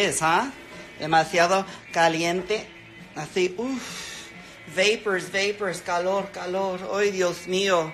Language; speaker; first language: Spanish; non-native, learner; English